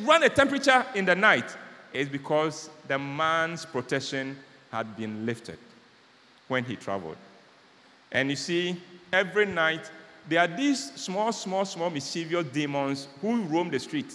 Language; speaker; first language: English; non-native, local second language; Akan